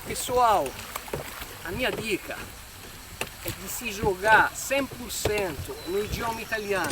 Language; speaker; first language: Portuguese; non-native, fluent; Italian